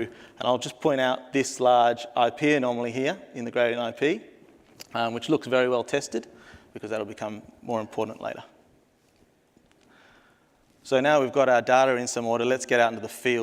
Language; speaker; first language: English; native; English